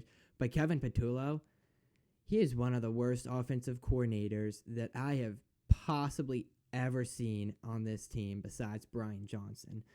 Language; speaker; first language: English; native; English